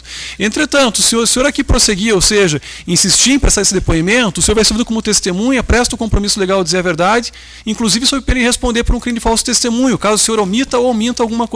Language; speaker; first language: Portuguese; native; Portuguese